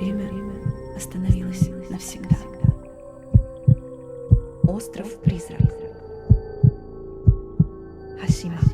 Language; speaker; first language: Russian; native; Russian